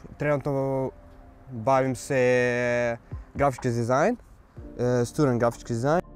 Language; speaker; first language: Serbian; early bilingual, other home language; Arabic